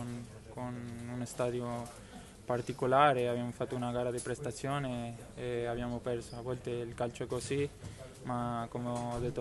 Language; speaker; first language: Italian; non-native, fluent; Spanish